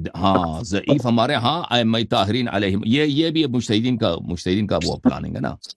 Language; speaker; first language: Urdu; non-native, fluent; Persian